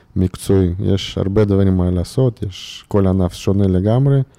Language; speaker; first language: Hebrew; non-native, fluent; Russian